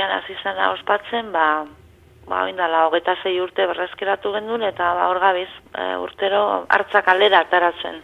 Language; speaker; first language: Basque; native; Basque